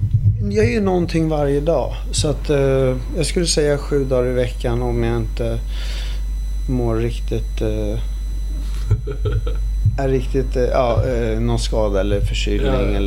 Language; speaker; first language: Swedish; early bilingual, other home language; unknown